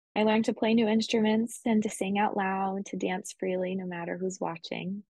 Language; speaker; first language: English; early bilingual, other home language; Spanish